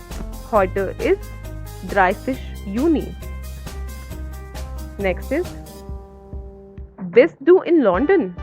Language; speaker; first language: German; non-native, fluent; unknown